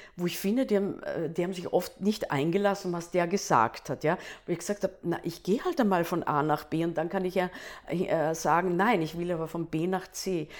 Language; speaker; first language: German; native; German